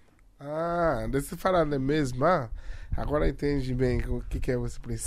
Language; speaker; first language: Portuguese; non-native, learner; Haitian Creole